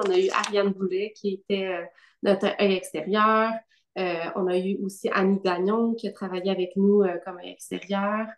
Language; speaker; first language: French; native; French